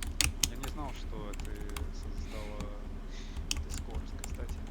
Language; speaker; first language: Russian; non-native, learner; English